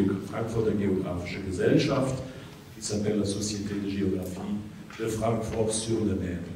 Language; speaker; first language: French; native; French